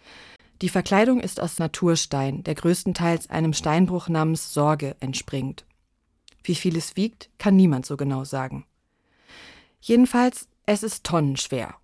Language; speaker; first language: German; native; German